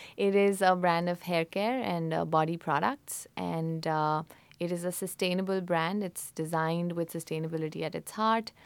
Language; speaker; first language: English; non-native, local second language; Hindi